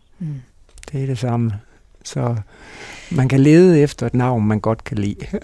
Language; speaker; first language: Danish; native; Danish